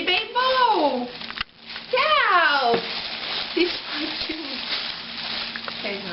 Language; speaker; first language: French; native; French